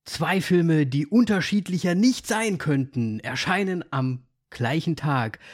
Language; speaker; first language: German; native; German